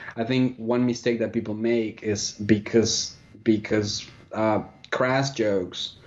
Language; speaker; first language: English; non-native, fluent; Spanish